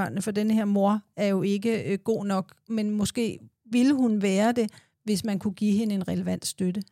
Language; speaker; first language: Danish; native; Danish